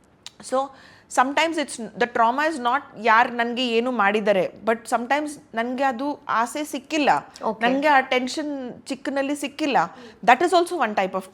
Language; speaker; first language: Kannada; non-native, local second language; Hindi